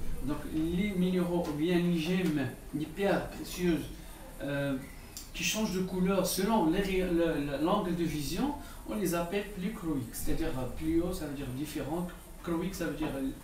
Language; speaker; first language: French; non-native, local second language; Arabic